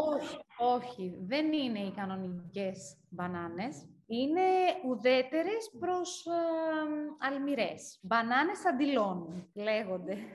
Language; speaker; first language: Greek; native; Greek